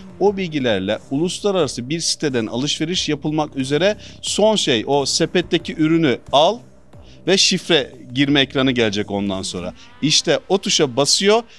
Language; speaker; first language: Turkish; native; Turkish